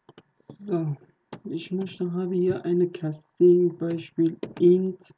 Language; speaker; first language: German; non-native, learner; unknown